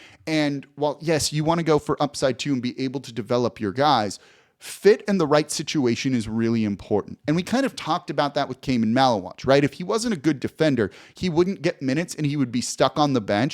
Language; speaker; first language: English; native; English